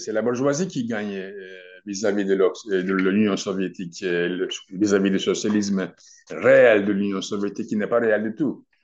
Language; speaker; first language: French; non-native, fluent; Turkish